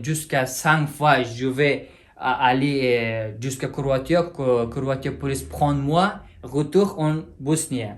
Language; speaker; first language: French; non-native, learner; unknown